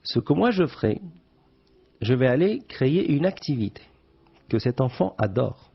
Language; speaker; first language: French; non-native, local second language; Arabic